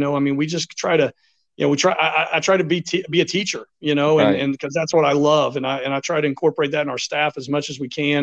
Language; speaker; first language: English; native; English